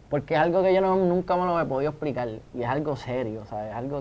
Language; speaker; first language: Spanish; native; Spanish